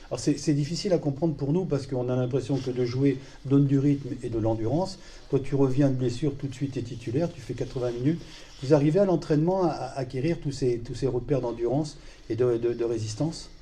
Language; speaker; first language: French; native; French